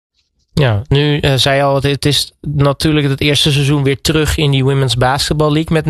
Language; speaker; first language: Dutch; native; Dutch